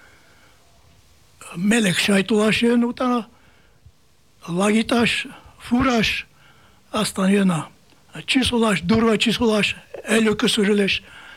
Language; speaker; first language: Hungarian; non-native, fluent; Bulgarian